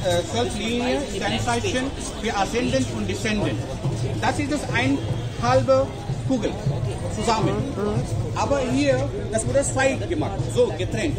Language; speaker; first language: German; non-native, learner; Nepali